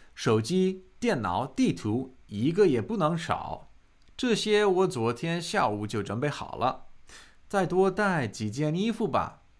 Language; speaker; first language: Chinese; non-native, fluent; English